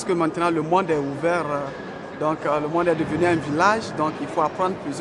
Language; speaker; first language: French; non-native, fluent; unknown